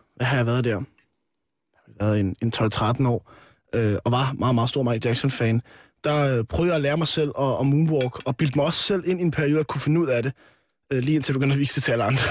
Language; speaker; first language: Danish; native; Danish